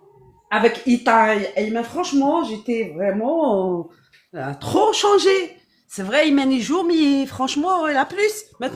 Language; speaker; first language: French; non-native, learner; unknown